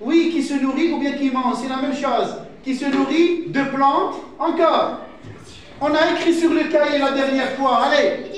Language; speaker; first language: French; non-native, fluent; Arabic